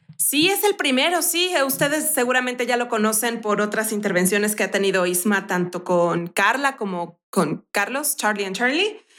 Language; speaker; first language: Spanish; native; Spanish